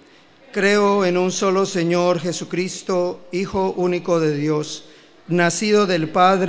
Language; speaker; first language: Spanish; native; Spanish